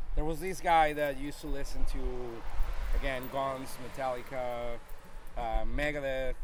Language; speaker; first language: English; non-native, fluent; Spanish